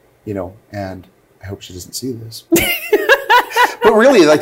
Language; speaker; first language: English; native; English